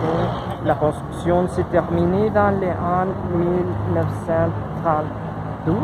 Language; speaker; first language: French; non-native, learner; Spanish